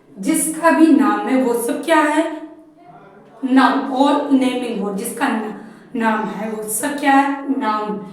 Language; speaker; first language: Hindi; native; Hindi